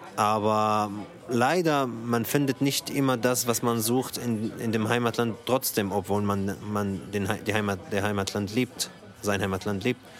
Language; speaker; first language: German; non-native, fluent; Arabic